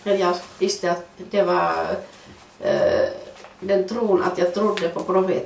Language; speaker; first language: Swedish; non-native, fluent; Finnish